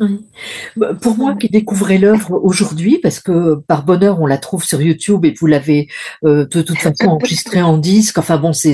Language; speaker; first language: French; native; French